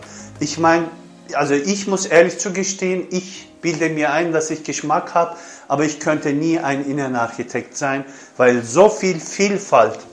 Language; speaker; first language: German; non-native, fluent; Turkish